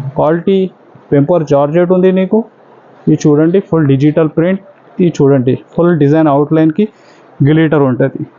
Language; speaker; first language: Telugu; non-native, local second language; Urdu